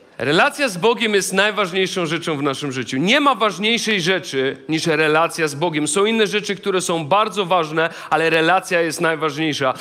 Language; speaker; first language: Polish; native; Polish